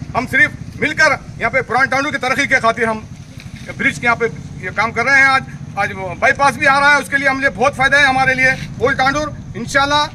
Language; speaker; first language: Hindi; non-native, local second language; Urdu